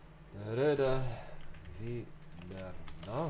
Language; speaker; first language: Swedish; non-native, learner; English